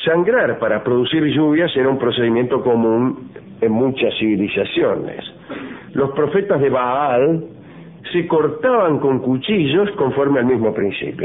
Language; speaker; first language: Spanish; native; Spanish